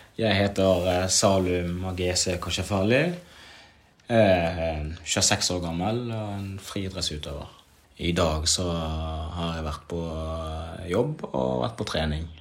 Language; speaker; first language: Norwegian; early bilingual, other home language; Swahili